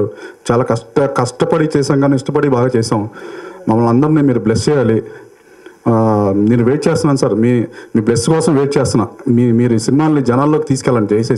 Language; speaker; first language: Telugu; native; Telugu